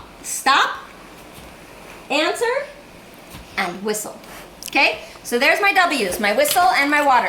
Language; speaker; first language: English; native; English